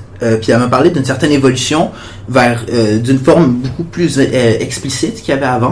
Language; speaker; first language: French; native; French